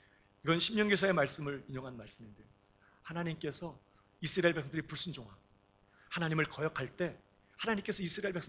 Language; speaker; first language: Korean; native; Korean